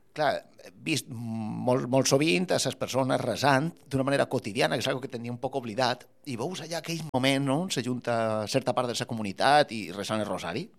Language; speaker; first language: Catalan; native; Catalan